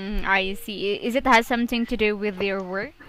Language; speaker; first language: English; non-native, fluent; Filipino